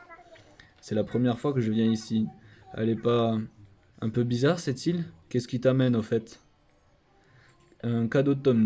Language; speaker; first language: French; native; French